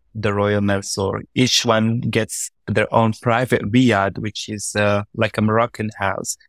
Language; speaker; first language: English; non-native, fluent; Arabic